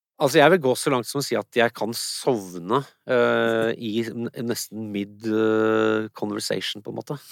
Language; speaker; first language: Norwegian; early bilingual, other home language; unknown